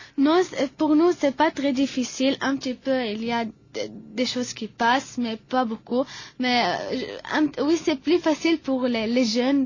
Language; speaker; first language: French; non-native, learner; Arabic